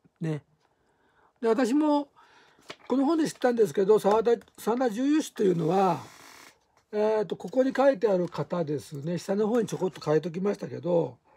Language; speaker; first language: Japanese; native; Japanese